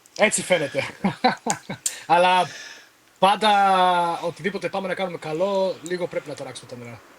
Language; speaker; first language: Greek; early bilingual, heritage; Greek